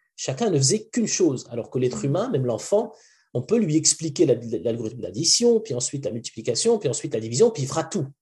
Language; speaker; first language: French; non-native, local second language; Arabic